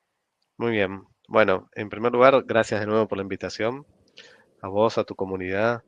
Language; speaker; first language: Spanish; native; Spanish